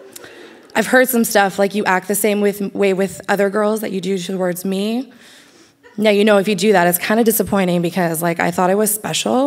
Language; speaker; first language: English; native; English